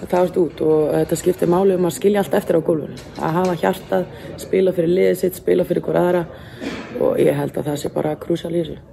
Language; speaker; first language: Icelandic; native; Icelandic